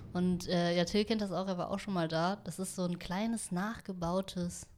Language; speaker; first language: German; early bilingual, other home language; Vietnamese